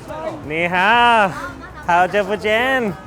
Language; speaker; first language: Chinese; non-native, fluent; English